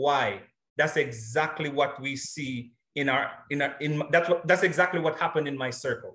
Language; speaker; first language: English; non-native, local second language; Jamaican Creole English